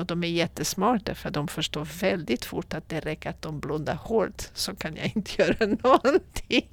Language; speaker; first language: Swedish; non-native, fluent; Portuguese